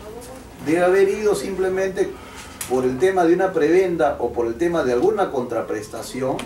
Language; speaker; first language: Spanish; native; Spanish